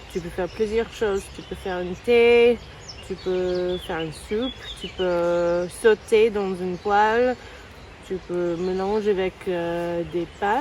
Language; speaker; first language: French; non-native, learner; English